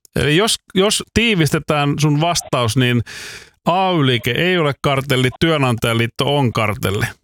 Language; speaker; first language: Finnish; native; Finnish